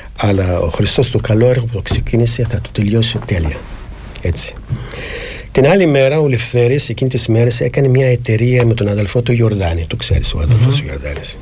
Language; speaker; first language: Greek; non-native, fluent; Arabic